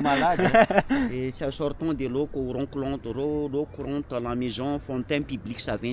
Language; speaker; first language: French; non-native, local second language; Malagasy